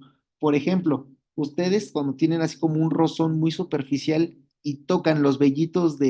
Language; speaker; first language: Spanish; native; Spanish